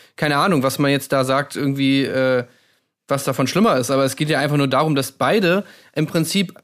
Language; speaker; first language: German; native; German